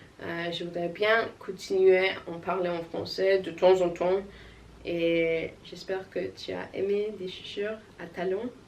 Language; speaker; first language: French; non-native, learner; English